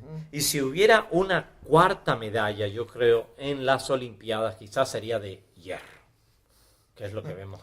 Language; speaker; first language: Spanish; native; Spanish